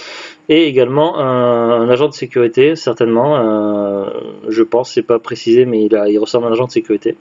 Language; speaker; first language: French; native; French